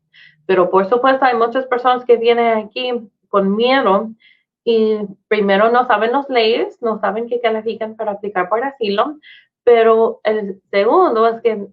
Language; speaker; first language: Spanish; non-native, fluent; English